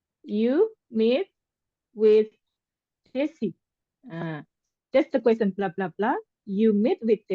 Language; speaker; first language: English; non-native, fluent; Indonesian